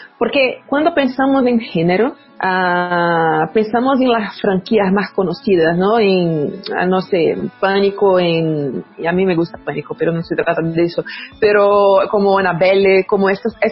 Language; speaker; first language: Spanish; non-native, fluent; Portuguese